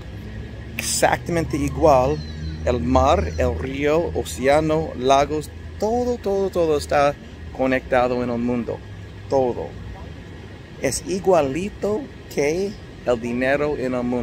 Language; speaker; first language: Spanish; non-native, fluent; English